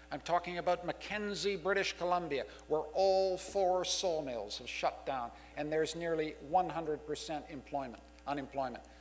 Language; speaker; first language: English; native; English